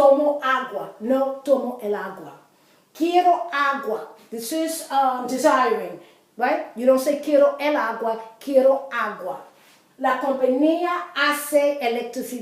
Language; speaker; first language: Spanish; non-native, fluent; English